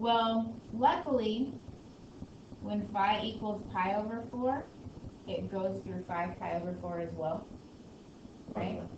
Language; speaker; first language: English; native; English